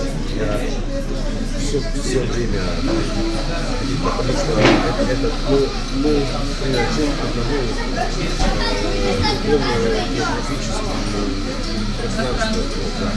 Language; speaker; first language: Russian; non-native, fluent; Estonian